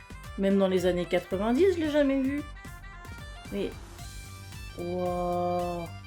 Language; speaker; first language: French; native; French